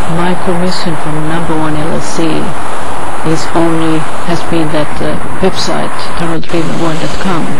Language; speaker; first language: English; non-native, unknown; Finnish